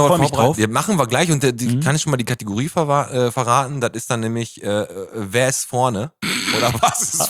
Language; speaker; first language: German; native; German